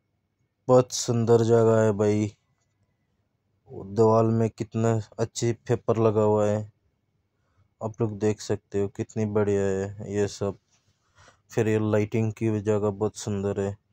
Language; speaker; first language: Hindi; non-native, local second language; Bangla